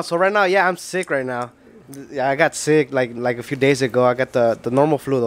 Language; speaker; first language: English; early bilingual, other home language; Spanish